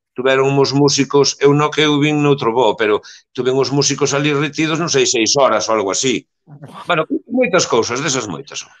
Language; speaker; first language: Galician; native; Galician